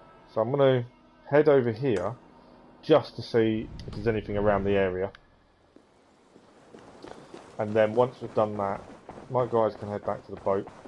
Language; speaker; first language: English; native; English